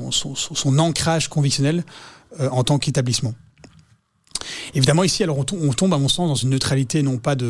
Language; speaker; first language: French; native; French